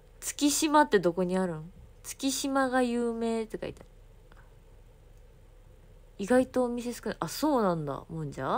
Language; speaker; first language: Japanese; native; Japanese